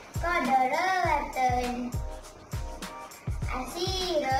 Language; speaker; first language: Arabic; non-native, learner; Malay